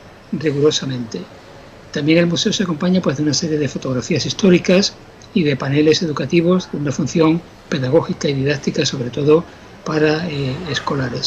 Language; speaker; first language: Spanish; native; Spanish